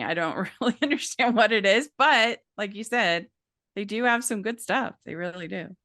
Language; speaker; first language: English; native; English